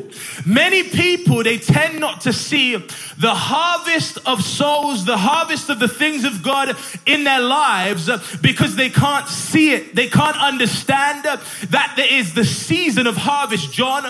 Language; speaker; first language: English; native; English